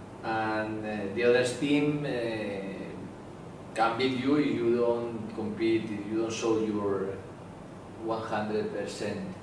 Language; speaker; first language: English; non-native, learner; Spanish